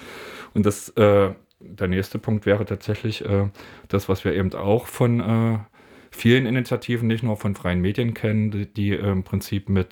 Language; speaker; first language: German; native; German